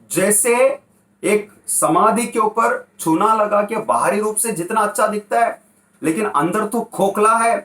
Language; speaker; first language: Hindi; non-native, local second language; Kannada